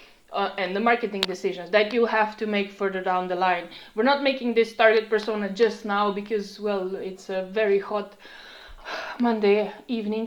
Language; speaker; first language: English; non-native, fluent; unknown